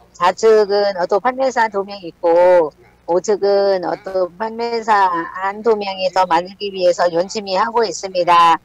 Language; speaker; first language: Korean; non-native, learner; Thai